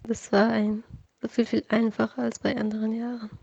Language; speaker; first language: German; non-native, fluent; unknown